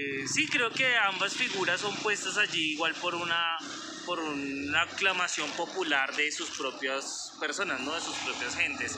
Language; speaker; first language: Spanish; native; Spanish